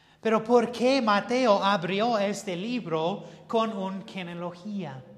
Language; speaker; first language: Spanish; non-native, fluent; English